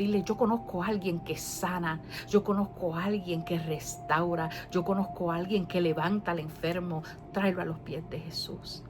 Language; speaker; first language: Spanish; native; Spanish